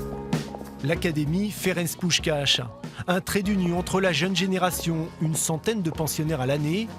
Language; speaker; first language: French; native; French